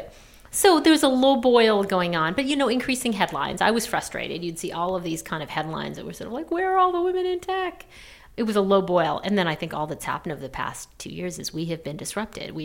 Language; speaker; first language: English; native; English